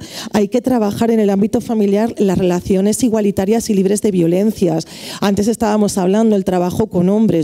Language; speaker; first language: Spanish; native; Spanish